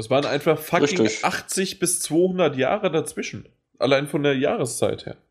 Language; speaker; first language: German; native; German